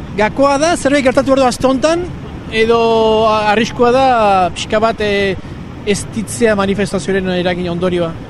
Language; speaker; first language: Basque; native; Basque